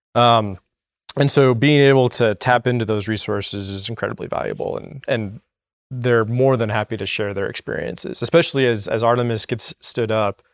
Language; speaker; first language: English; native; English